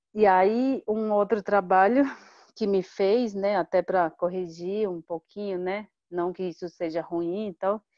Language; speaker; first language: Portuguese; non-native, local second language; Guarani